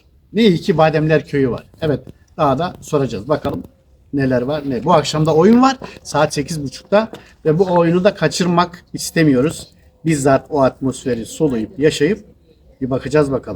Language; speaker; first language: Turkish; native; Turkish